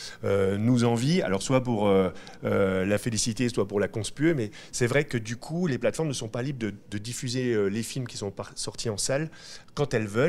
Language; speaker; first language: French; native; French